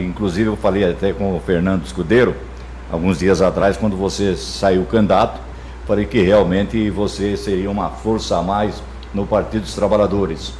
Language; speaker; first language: Portuguese; native; Portuguese